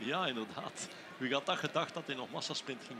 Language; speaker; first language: Dutch; native; Dutch